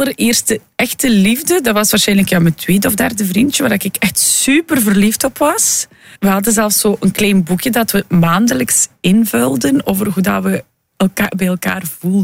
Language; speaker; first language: Dutch; non-native, fluent; Russian